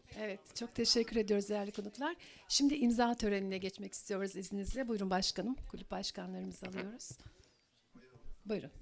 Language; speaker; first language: Turkish; native; Turkish